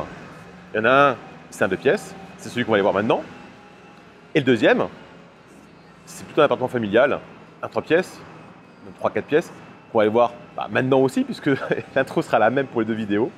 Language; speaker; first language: French; native; French